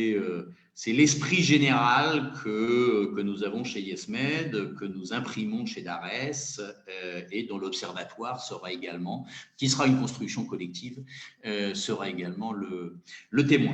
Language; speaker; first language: French; native; French